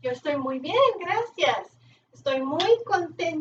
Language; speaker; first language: Spanish; non-native, fluent; English